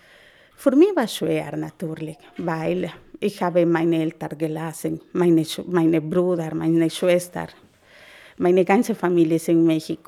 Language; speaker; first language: German; non-native, learner; Spanish